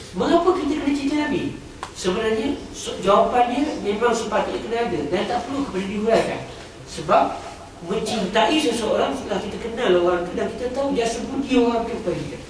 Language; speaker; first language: Malay; native; Malay